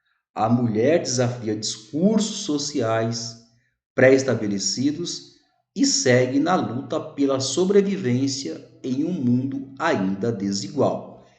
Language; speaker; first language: Portuguese; native; Portuguese